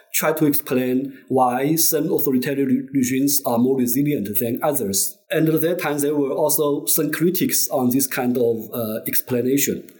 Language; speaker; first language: English; non-native, fluent; Chinese